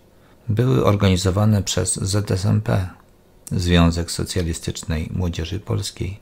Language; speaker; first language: Polish; native; Polish